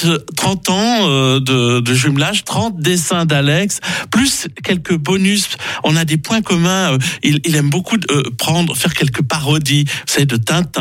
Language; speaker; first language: French; native; French